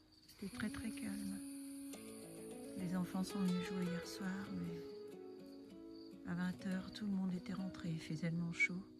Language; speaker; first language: French; native; French